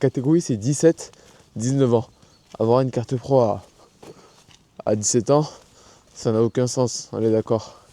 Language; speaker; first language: French; native; French